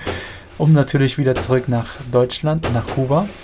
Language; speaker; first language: German; early bilingual, other home language; Spanish